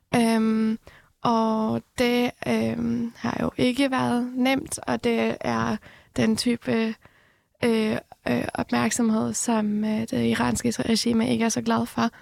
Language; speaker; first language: Danish; non-native, fluent; Persian